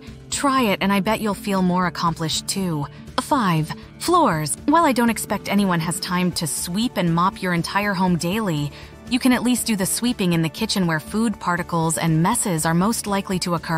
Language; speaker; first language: English; native; English